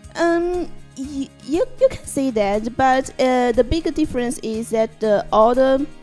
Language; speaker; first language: English; non-native, learner; Chinese